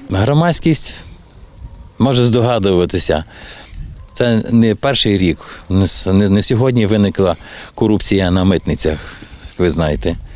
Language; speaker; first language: Ukrainian; native; Ukrainian